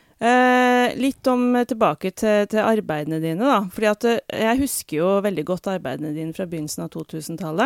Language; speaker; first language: Norwegian; native; Norwegian